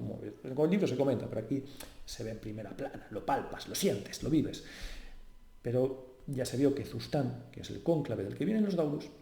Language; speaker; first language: Spanish; native; Spanish